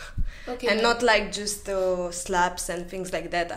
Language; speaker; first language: English; non-native, fluent; Romanian